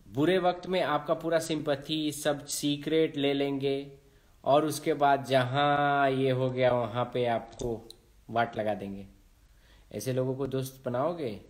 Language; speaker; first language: Hindi; native; Hindi